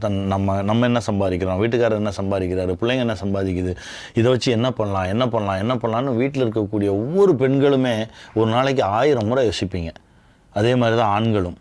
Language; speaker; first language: Tamil; native; Tamil